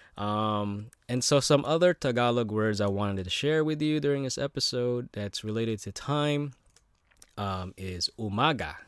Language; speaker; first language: English; native; English